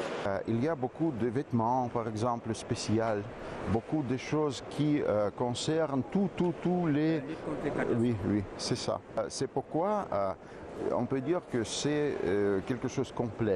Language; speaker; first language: French; non-native, fluent; Russian